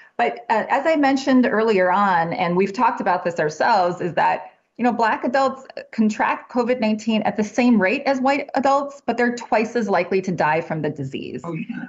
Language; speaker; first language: English; native; English